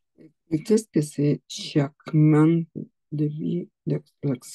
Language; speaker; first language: French; non-native, learner; Spanish